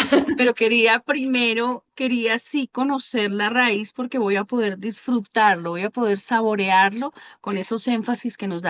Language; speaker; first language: Spanish; native; Spanish